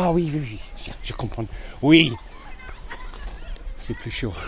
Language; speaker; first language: French; non-native, learner; English